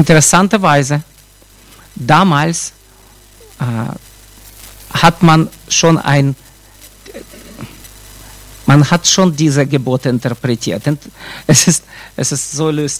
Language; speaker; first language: German; non-native, fluent; Russian